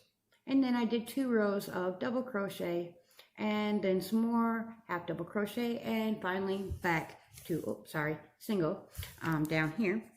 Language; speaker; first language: English; native; English